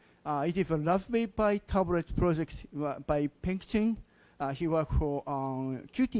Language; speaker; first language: English; non-native, learner; Japanese